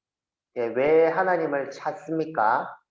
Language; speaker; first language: Korean; native; Korean